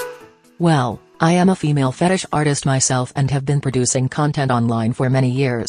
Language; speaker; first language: English; native; English